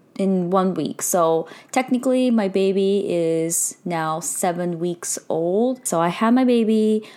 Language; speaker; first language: English; early bilingual, heritage; Japanese